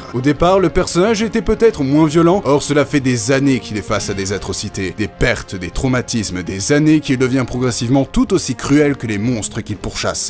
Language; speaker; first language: French; native; French